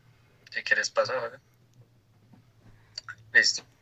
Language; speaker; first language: Spanish; native; Spanish